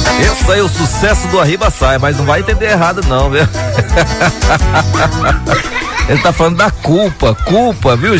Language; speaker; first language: Portuguese; native; Portuguese